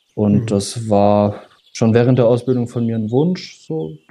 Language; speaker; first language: German; native; German